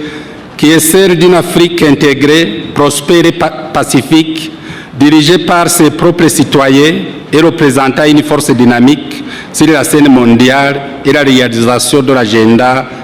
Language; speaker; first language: French; non-native, local second language; Rundi